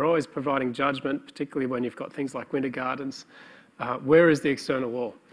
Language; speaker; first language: English; native; English